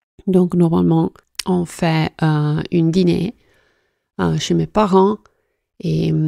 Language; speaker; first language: French; non-native, fluent; Italian